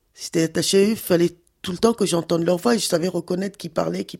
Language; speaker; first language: French; early bilingual, other home language; Wolof